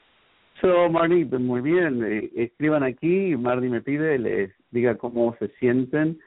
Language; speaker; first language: Spanish; native; Spanish